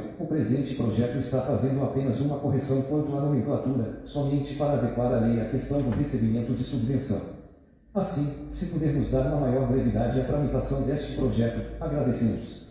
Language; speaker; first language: Portuguese; native; Portuguese